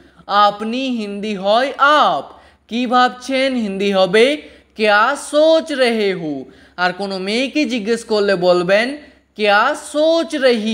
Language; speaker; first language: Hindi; non-native, local second language; Bangla